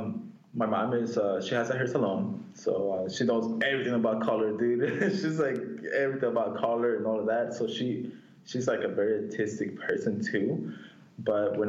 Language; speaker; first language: English; non-native, fluent; Spanish